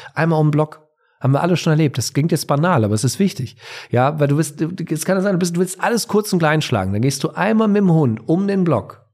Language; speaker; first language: German; native; German